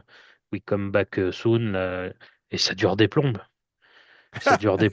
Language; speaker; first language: French; native; French